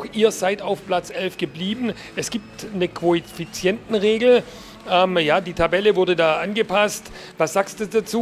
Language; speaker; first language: German; native; German